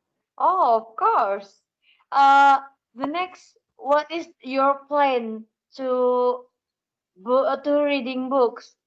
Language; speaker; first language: English; non-native, learner; Indonesian